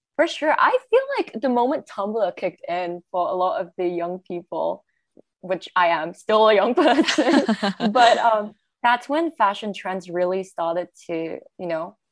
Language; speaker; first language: English; non-native, local second language; Chinese